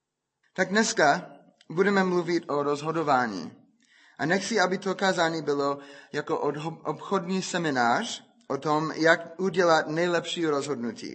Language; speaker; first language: Czech; non-native, fluent; English